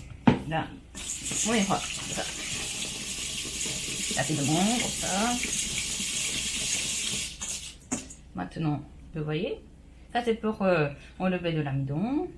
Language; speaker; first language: French; non-native, learner; Japanese